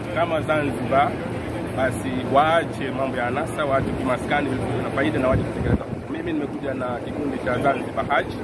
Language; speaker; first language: Swahili; native; Swahili